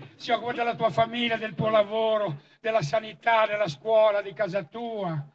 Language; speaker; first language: Italian; native; Italian